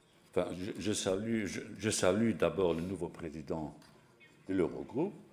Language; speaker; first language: French; non-native, local second language; Luxembourgish